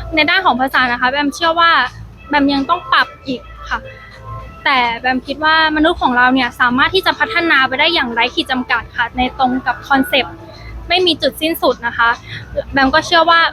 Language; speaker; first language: Thai; native; Thai